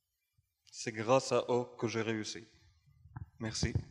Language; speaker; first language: French; non-native, fluent; Arabic